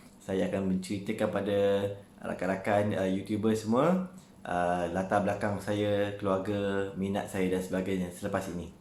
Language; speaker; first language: Malay; native; Malay